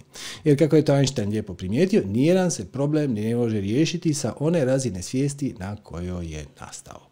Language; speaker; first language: Croatian; native; Croatian